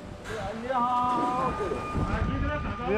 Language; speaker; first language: Chinese; native; Chinese